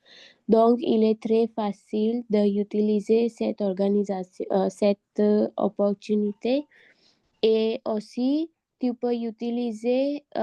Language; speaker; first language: French; non-native, learner; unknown